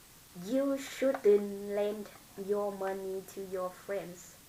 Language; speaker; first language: English; non-native, learner; Vietnamese